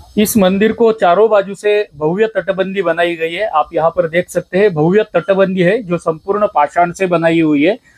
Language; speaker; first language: Hindi; non-native, local second language; Marathi